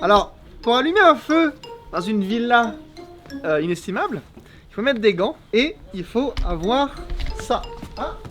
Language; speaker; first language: French; native; French